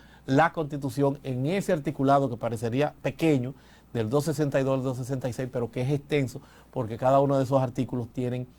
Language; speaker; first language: Spanish; native; Spanish